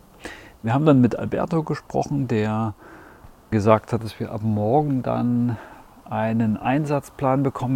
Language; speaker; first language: German; native; German